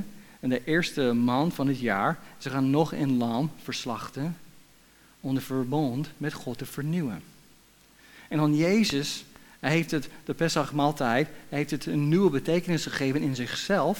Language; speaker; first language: Dutch; non-native, fluent; English